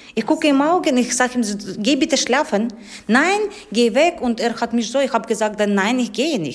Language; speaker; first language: German; non-native, learner; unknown